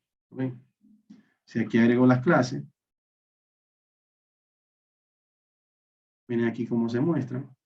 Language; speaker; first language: Spanish; native; Spanish